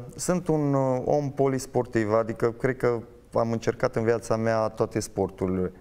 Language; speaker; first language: Romanian; native; Romanian